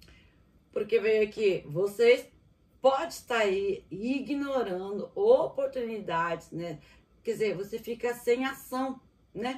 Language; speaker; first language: Portuguese; native; Portuguese